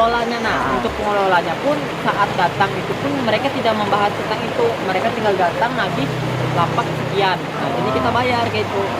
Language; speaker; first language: Indonesian; native; Indonesian